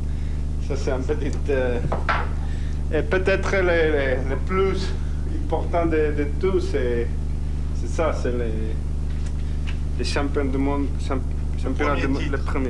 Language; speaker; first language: French; non-native, learner; Spanish